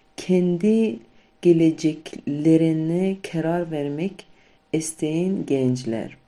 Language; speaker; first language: Turkish; non-native, fluent; Kurdish